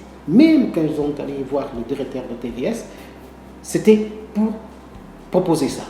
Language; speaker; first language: French; non-native, learner; Portuguese